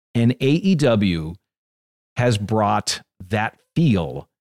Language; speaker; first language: English; native; English